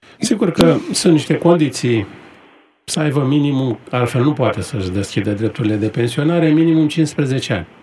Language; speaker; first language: Romanian; native; Romanian